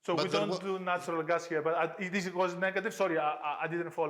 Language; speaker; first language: English; non-native, fluent; Greek